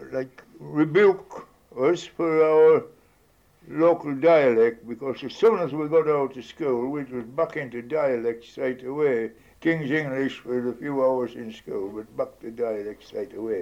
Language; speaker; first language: English; native; English